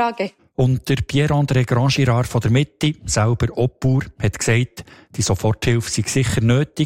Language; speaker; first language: German; native; German